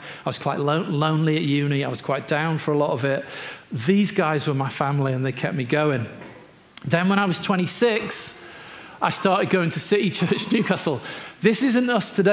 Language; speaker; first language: English; native; English